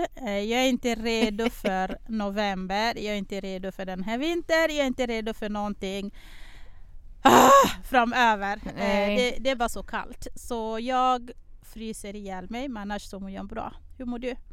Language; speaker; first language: Swedish; non-native, fluent; French